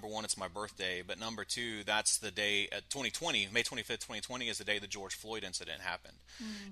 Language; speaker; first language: English; native; English